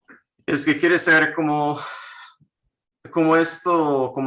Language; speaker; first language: Spanish; non-native, fluent; English